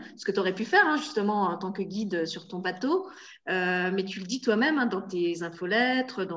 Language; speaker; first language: French; native; French